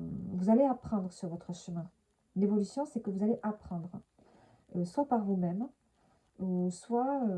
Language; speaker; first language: French; native; French